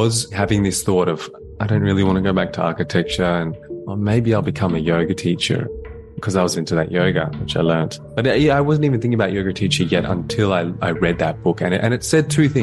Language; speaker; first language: English; native; English